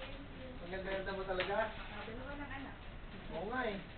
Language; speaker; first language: Filipino; native; Filipino